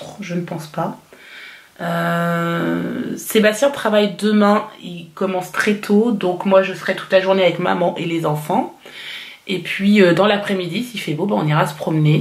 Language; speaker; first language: French; native; French